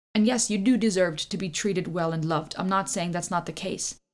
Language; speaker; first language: English; early bilingual, other home language; German